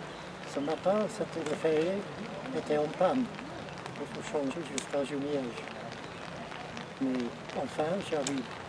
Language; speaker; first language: French; non-native, learner; English